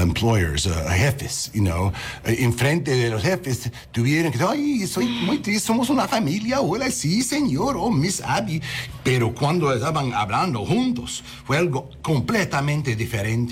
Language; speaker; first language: Spanish; early bilingual, heritage; English